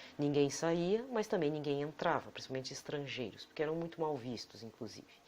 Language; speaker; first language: Portuguese; native; Portuguese